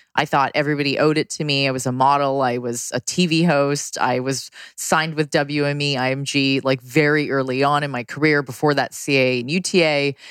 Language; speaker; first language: English; native; English